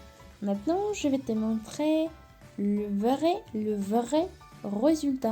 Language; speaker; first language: French; non-native, fluent; Spanish